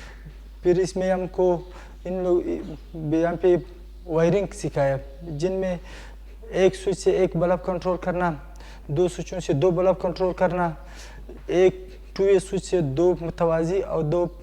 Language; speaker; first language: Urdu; non-native, local second language; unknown